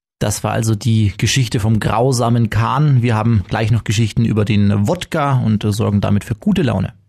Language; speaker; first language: German; native; German